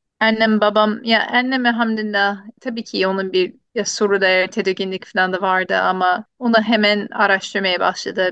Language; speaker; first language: Turkish; non-native, fluent; English